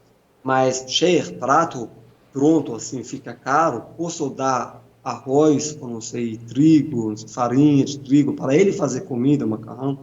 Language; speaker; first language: Portuguese; non-native, fluent; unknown